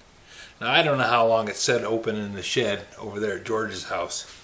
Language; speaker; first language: English; native; English